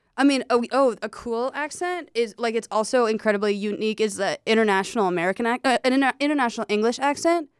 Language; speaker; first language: English; native; English